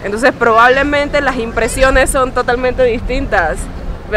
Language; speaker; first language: Spanish; native; Spanish